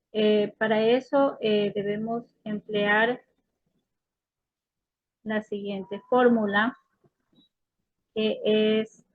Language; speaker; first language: Spanish; native; Spanish